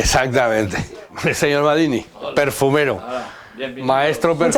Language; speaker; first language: Spanish; native; Spanish